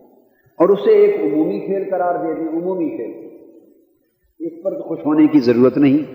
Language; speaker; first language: Urdu; native; Urdu